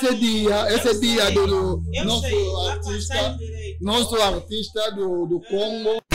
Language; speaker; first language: Portuguese; non-native, learner; Lingala